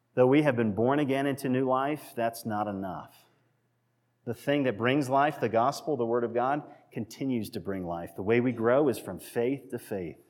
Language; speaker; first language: English; native; English